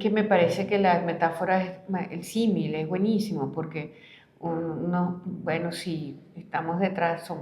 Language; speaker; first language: Spanish; native; Spanish